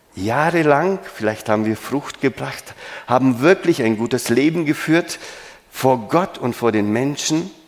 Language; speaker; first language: German; non-native, fluent; Romanian